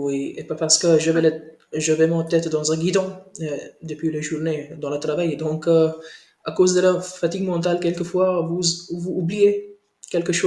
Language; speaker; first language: French; non-native, learner; Hindi